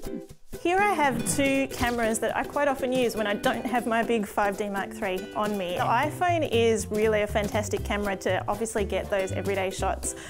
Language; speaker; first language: English; native; English